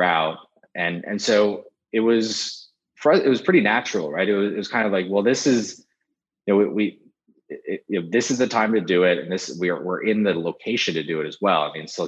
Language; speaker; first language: English; native; English